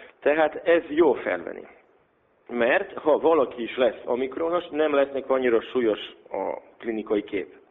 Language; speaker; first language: Hungarian; non-native, local second language; Serbian